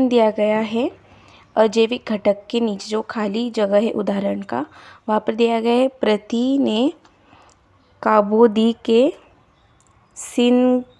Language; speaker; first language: Hindi; non-native, local second language; Marathi